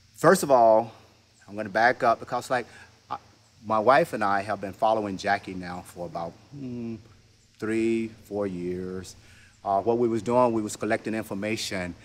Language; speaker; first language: English; native; English